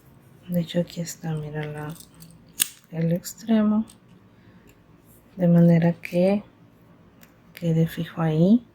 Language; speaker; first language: Spanish; native; Spanish